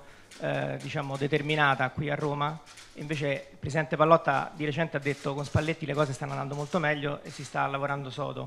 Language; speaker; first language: Italian; native; Italian